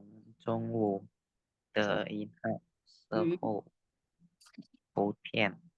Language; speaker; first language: Chinese; non-native, learner; Indonesian